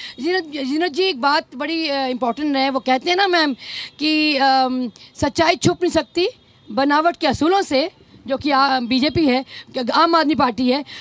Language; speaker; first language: Hindi; native; Hindi